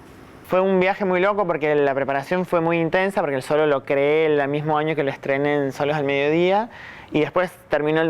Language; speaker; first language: Spanish; native; Spanish